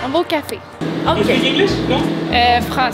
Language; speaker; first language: French; native; French